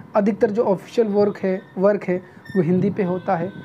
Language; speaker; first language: Hindi; non-native, local second language; Nepali